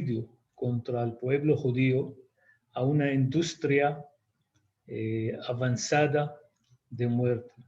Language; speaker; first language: Spanish; non-native, fluent; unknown